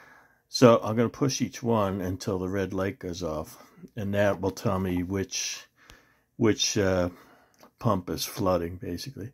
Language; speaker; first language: English; native; English